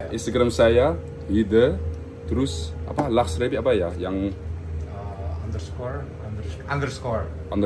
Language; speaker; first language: Indonesian; early bilingual, heritage; Dutch